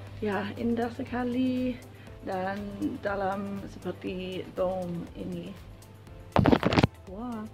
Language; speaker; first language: Indonesian; non-native, learner; English